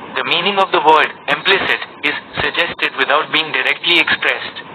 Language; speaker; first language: English; non-native, local second language; Bangla